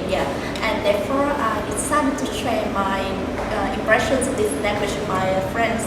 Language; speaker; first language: English; non-native, fluent; Vietnamese